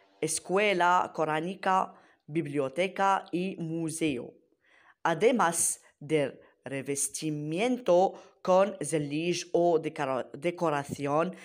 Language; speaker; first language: Spanish; non-native, learner; Arabic